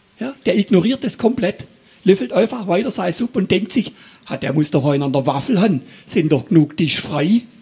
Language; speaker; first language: German; native; German